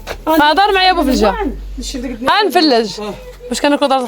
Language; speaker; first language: Arabic; native; Arabic